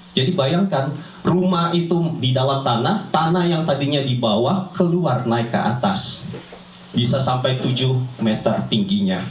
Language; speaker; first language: Indonesian; native; Indonesian